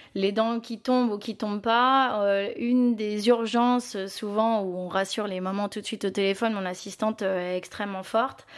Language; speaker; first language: French; native; French